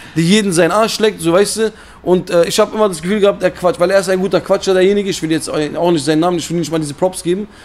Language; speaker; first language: German; early bilingual, other home language; Turkish